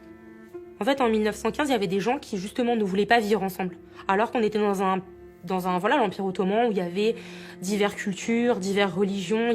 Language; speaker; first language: French; early bilingual, other home language; Armenian